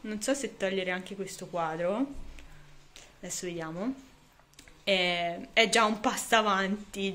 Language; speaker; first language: Italian; native; Italian